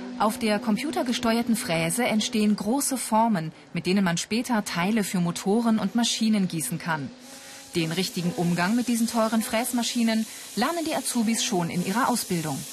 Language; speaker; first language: German; native; German